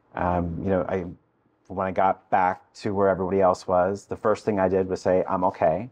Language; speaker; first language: English; native; English